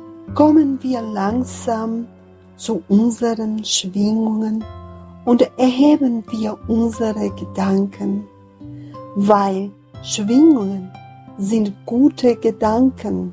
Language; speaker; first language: German; non-native, fluent; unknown